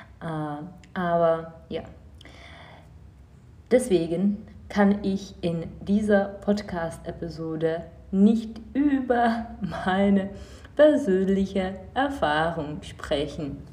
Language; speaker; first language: German; non-native, fluent; Czech